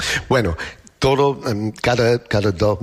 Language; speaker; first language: Spanish; non-native, learner; English